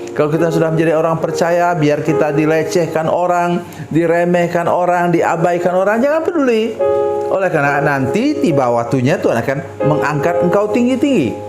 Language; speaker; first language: Indonesian; native; Indonesian